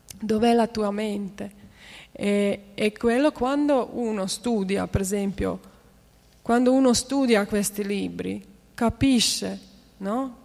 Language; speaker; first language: Italian; non-native, fluent; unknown